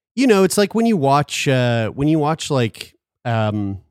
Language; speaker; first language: English; native; English